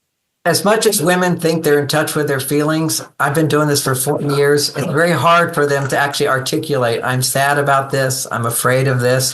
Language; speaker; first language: English; native; English